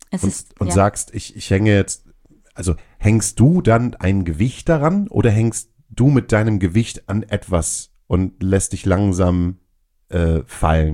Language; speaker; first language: German; native; German